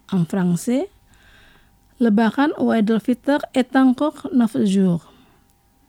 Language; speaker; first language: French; non-native, local second language; Indonesian